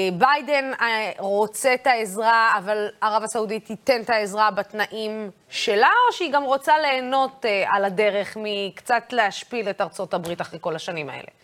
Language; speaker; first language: Hebrew; non-native, local second language; Arabic